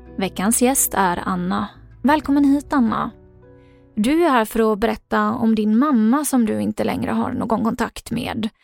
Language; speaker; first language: Swedish; native; Swedish